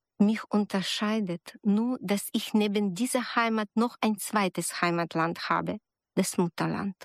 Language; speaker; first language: German; non-native, fluent; Ukrainian